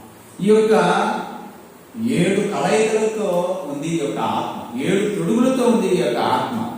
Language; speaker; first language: Telugu; native; Telugu